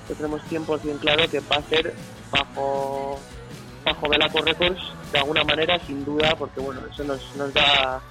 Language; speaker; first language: Spanish; non-native, local second language; Basque